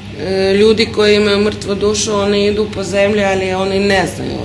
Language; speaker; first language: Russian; non-native, fluent; Serbian